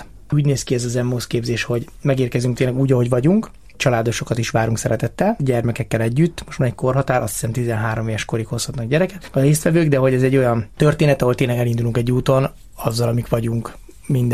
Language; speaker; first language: Hungarian; native; Hungarian